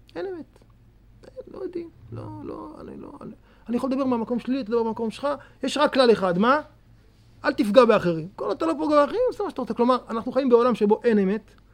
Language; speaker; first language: Hebrew; native; Hebrew